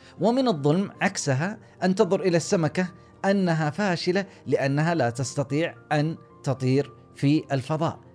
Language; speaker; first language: Arabic; native; Arabic